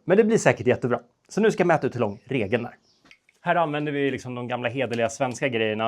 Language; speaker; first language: Swedish; native; Swedish